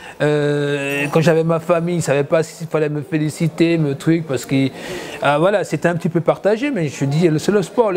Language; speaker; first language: French; native; French